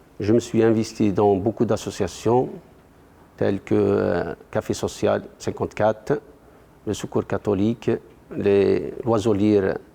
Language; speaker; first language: French; non-native, local second language; Kabyle